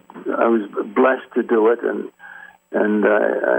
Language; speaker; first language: English; native; English